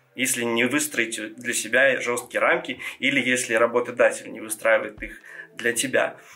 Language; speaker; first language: Russian; non-native, local second language; Georgian